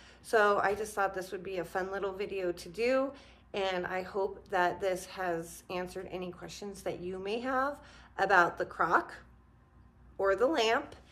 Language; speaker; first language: English; native; English